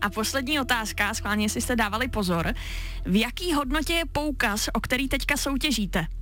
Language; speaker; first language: Czech; native; Czech